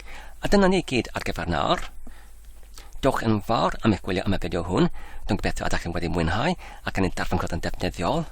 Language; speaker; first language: Welsh; non-native, learner; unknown